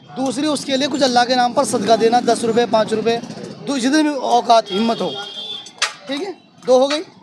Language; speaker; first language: Hindi; native; Hindi